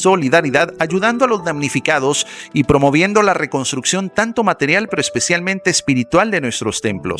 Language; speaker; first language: Spanish; native; Spanish